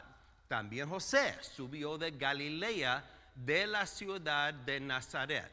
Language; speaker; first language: Spanish; non-native, fluent; English